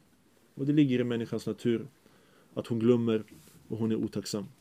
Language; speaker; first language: Swedish; early bilingual, other home language; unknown